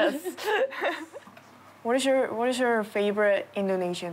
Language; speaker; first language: English; non-native, learner; Korean